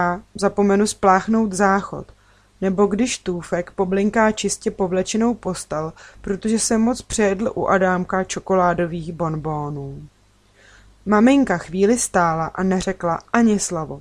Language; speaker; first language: Czech; native; Czech